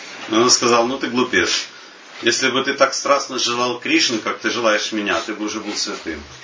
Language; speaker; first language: Russian; native; Russian